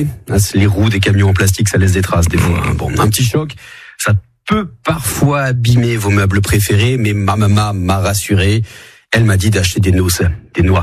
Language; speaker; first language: French; native; French